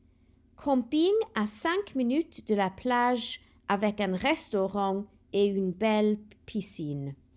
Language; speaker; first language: French; non-native, fluent; Welsh